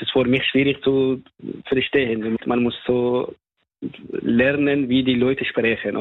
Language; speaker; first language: German; non-native, fluent; Persian